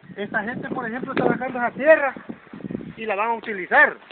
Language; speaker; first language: Spanish; native; Spanish